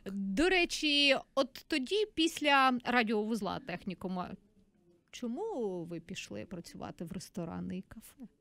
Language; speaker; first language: Ukrainian; native; Ukrainian